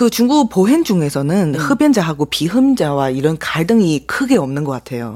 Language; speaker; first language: Korean; non-native, fluent; Chinese